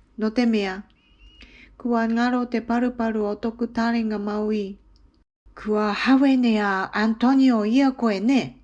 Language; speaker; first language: Māori; non-native, learner; Japanese